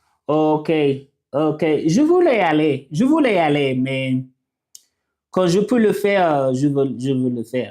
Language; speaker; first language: French; non-native, learner; English